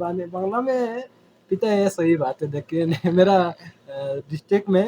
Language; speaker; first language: Hindi; non-native, learner; Bangla